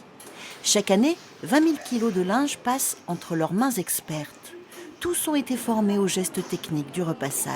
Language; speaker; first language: French; native; French